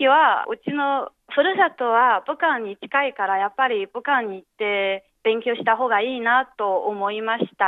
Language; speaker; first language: Japanese; non-native, fluent; Chinese